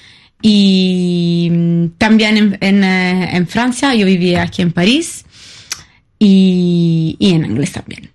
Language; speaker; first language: Spanish; non-native, fluent; Italian